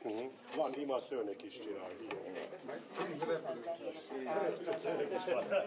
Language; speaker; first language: Hungarian; non-native, learner; Turkish